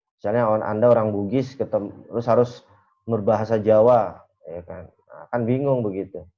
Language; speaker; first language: Indonesian; native; Indonesian